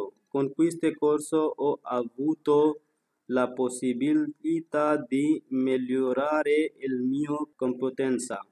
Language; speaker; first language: Italian; non-native, learner; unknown